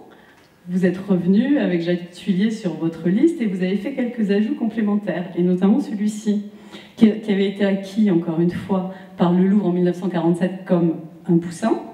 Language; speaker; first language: French; native; French